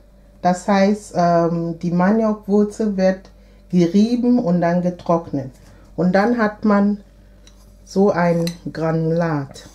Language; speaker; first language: German; non-native, fluent; Akan